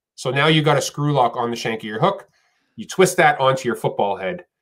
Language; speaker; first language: English; native; English